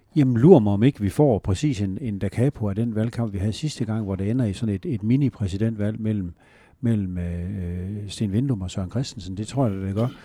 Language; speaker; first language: Danish; native; Danish